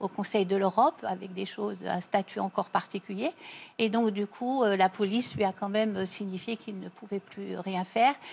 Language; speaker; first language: French; native; French